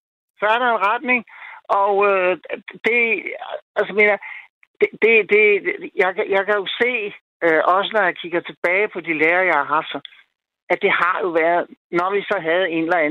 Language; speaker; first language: Danish; native; Danish